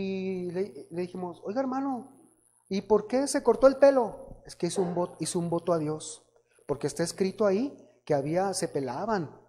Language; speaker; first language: Spanish; native; Spanish